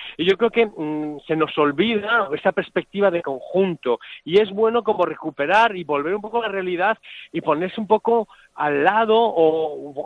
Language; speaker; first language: Spanish; native; Spanish